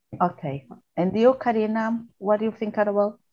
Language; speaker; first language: English; non-native, learner; Portuguese